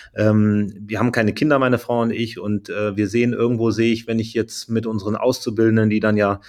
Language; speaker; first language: German; native; German